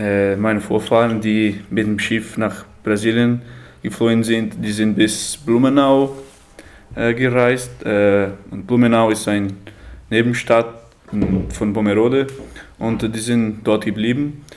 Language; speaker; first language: German; early bilingual, heritage; German